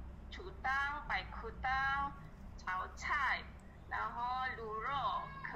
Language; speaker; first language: Chinese; non-native, learner; Indonesian